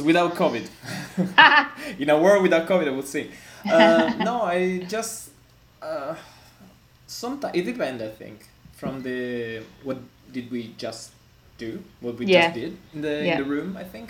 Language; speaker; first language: English; non-native, fluent; Italian